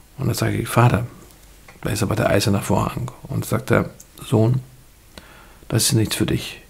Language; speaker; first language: German; non-native, fluent; Hungarian